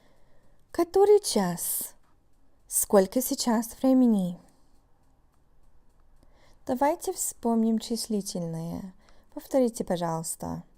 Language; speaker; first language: Russian; non-native, fluent; English